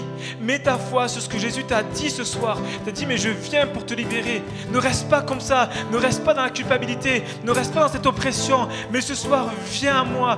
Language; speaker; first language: French; native; French